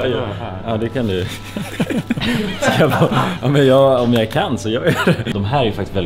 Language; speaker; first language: Swedish; native; Swedish